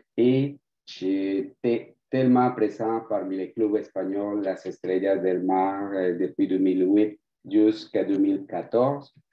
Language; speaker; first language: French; non-native, fluent; Spanish